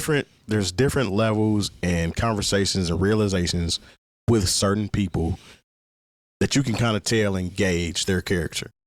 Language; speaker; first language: English; native; English